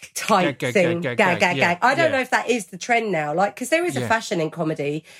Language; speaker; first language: English; native; English